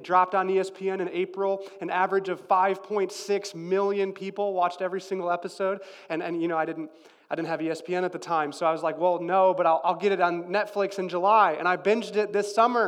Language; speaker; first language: English; native; English